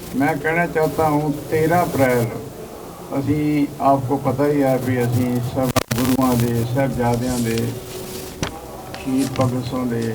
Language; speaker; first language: Hindi; non-native, local second language; Punjabi